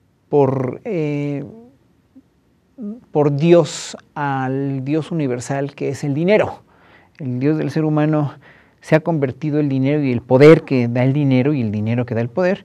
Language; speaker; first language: Spanish; native; Spanish